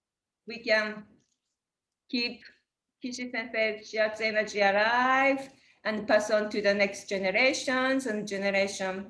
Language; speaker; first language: English; non-native, learner; Japanese